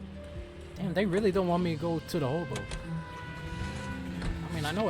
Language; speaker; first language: English; native; English